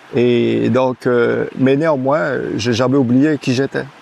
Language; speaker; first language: French; non-native, local second language; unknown